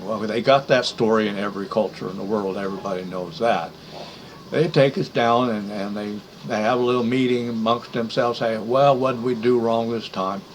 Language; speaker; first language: English; native; English